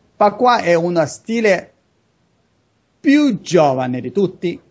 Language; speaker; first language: Italian; non-native, learner; Chinese